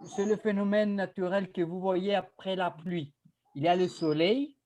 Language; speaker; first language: French; non-native, fluent; Spanish